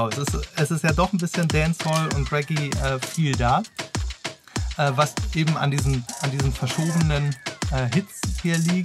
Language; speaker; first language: German; native; German